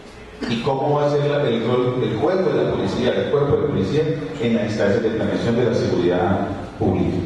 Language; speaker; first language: Spanish; native; Spanish